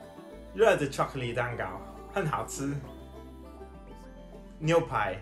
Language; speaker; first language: Chinese; non-native, learner; English